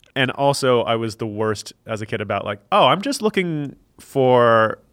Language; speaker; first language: English; native; English